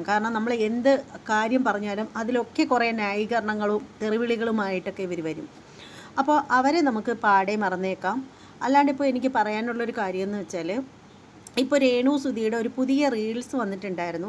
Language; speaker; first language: Malayalam; native; Malayalam